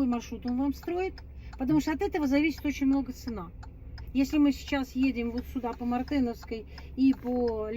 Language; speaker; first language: Russian; native; Russian